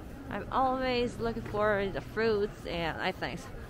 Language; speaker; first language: English; non-native, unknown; Korean